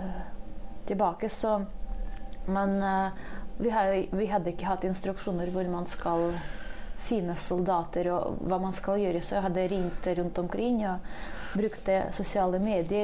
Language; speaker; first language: Swedish; non-native, fluent; Ukrainian